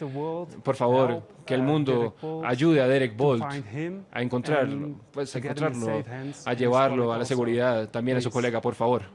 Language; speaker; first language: Spanish; non-native, fluent; Dutch